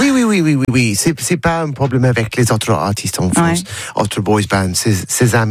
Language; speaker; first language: French; non-native, learner; English